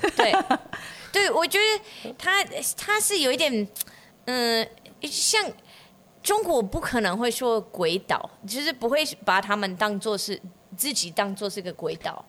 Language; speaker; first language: Chinese; non-native, fluent; English